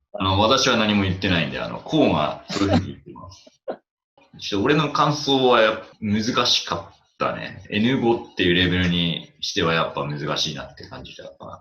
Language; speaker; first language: Japanese; native; Japanese